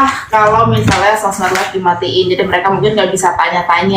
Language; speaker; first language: Indonesian; native; Indonesian